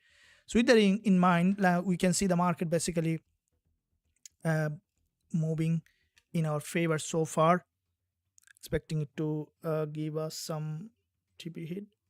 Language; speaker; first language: English; non-native, fluent; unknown